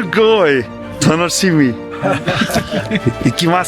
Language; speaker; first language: Japanese; non-native, learner; English